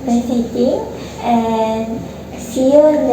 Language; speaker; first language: English; non-native, learner; Indonesian